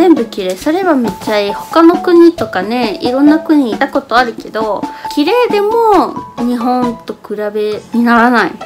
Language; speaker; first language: Japanese; non-native, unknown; Spanish